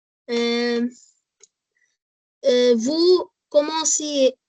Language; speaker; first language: French; non-native, learner; Arabic